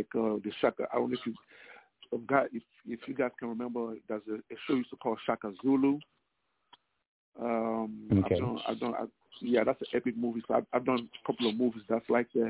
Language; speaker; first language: English; non-native, local second language; Igbo